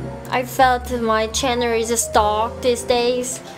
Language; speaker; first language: English; non-native, learner; Korean